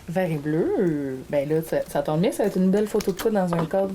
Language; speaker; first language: French; native; French